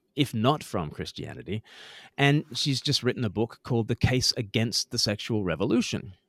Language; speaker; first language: English; native; English